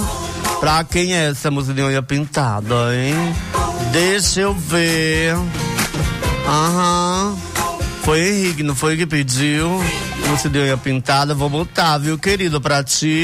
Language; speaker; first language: Portuguese; native; Portuguese